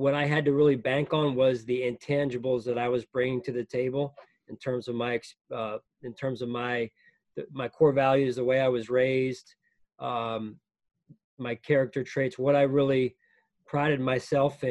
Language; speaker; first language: English; native; English